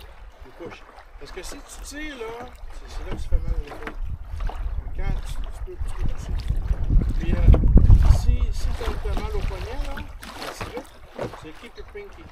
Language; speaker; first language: French; native; French